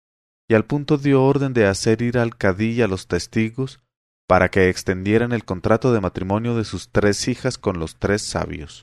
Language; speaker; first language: Spanish; native; Spanish